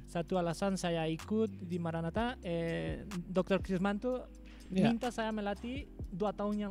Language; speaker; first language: Indonesian; non-native, fluent; Spanish